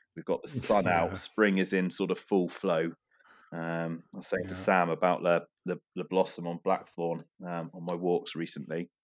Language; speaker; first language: English; native; English